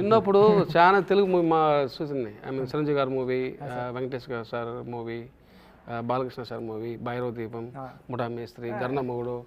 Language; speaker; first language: Telugu; non-native, learner; Tamil